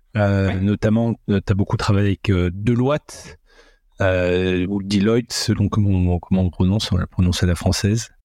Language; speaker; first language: French; native; French